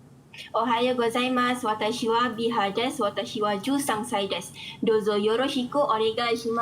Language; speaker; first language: Japanese; non-native, learner; Malay